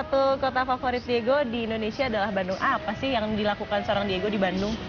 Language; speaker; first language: Indonesian; native; Indonesian